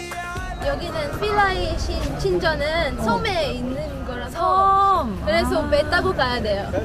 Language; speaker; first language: Korean; non-native, fluent; Arabic